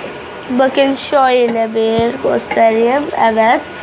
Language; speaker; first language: Turkish; non-native, learner; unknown